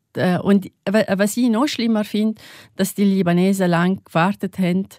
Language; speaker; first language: German; non-native, learner; Arabic